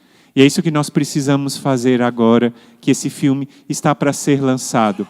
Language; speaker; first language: Portuguese; native; Portuguese